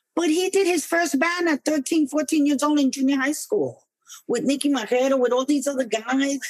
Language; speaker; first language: English; early bilingual, other home language; Spanish